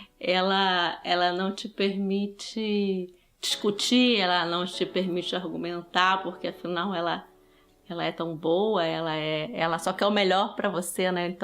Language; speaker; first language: Portuguese; early bilingual, other home language; Spanish